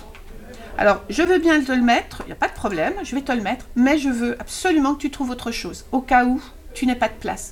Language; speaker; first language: French; native; French